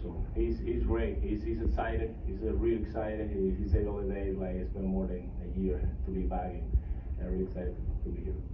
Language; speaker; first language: English; non-native, fluent; Spanish